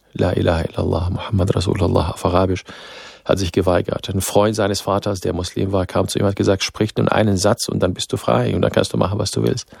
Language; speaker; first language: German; non-native, fluent; Arabic